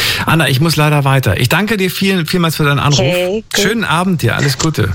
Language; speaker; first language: German; native; German